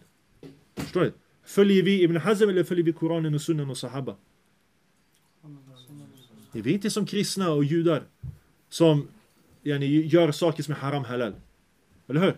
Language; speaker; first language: Swedish; early bilingual, other home language; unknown